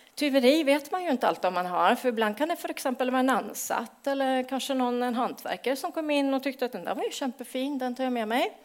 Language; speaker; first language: Swedish; native; Swedish